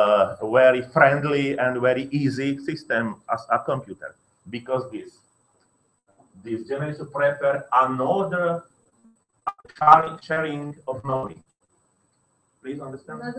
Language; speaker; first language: English; non-native, learner; Slovak